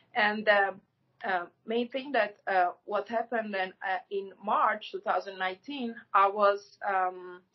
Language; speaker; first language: English; non-native, fluent; Armenian